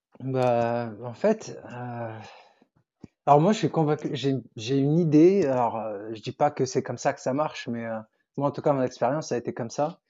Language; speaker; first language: French; non-native, local second language; Arabic